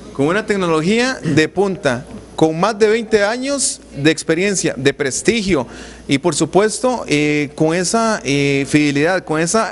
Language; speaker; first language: Spanish; native; Spanish